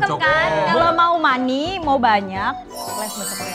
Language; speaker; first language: Indonesian; native; Indonesian